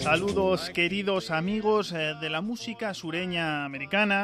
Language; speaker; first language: Spanish; native; Spanish